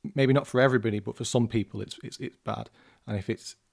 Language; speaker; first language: English; native; English